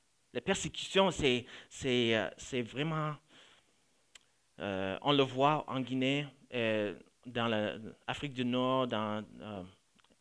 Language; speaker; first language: French; non-native, fluent; English